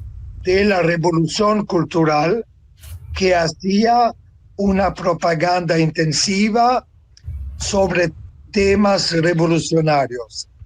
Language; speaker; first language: Spanish; non-native, fluent; Italian